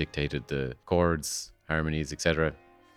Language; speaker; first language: English; native; English